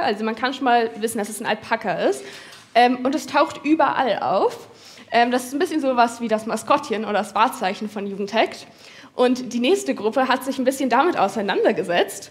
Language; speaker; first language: German; native; German